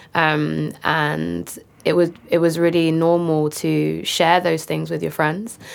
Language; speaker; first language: English; native; English